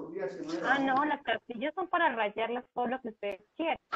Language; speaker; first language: Spanish; native; Spanish